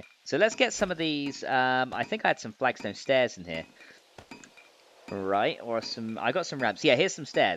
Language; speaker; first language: English; native; English